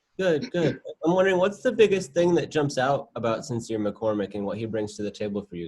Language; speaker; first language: English; native; English